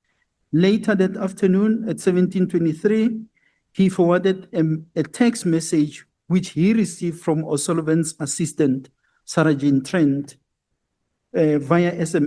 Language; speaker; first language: English; non-native, local second language; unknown